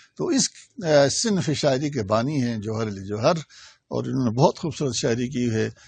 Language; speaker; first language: Urdu; non-native, local second language; Balti